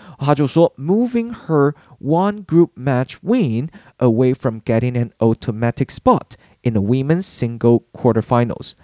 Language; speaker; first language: English; non-native, fluent; Chinese